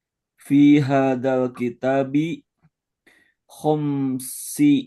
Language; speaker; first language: Arabic; non-native, learner; Indonesian